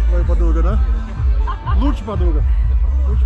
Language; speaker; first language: Russian; non-native, learner; English